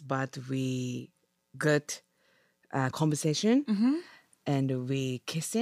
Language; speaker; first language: English; non-native, learner; Japanese